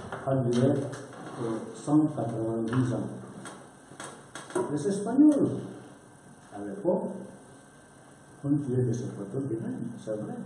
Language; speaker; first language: French; non-native, learner; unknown